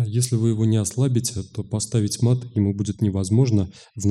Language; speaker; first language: Russian; native; Russian